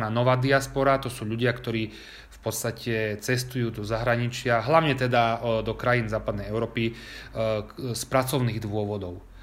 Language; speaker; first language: Slovak; early bilingual, heritage; Slovak